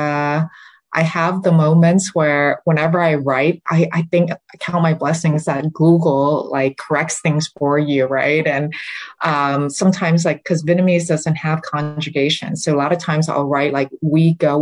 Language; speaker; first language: English; early bilingual, other home language; Vietnamese